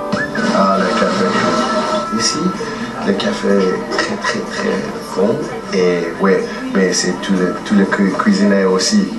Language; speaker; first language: French; non-native, learner; English